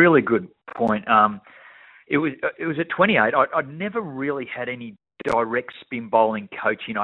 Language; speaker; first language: English; native; English